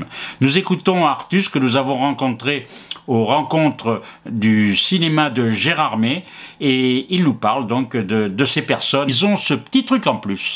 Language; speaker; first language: French; native; French